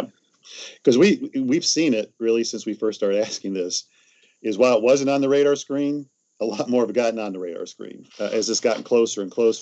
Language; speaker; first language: English; native; English